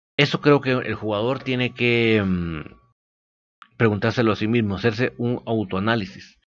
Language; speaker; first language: Spanish; native; Spanish